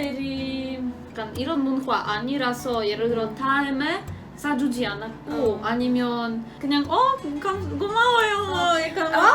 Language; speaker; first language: Korean; non-native, fluent; Polish